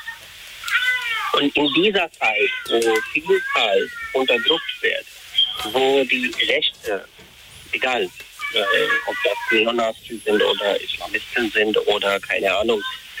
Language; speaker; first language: German; non-native, fluent; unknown